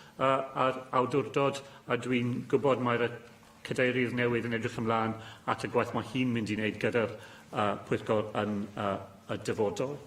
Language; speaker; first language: Welsh; non-native, local second language; English